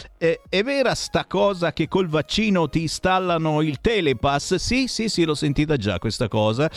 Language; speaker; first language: Italian; native; Italian